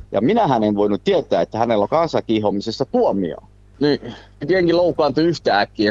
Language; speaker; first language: Finnish; early bilingual, other home language; Somali